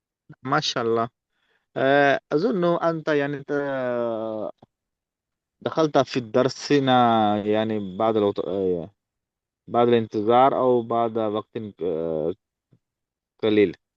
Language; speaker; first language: Arabic; non-native, learner; Urdu